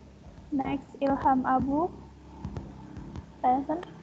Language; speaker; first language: English; non-native, fluent; Indonesian